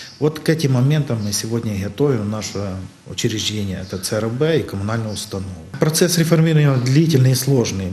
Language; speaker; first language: Russian; native; Russian